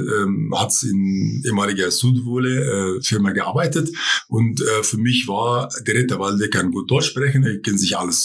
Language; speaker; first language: German; non-native, fluent; Arabic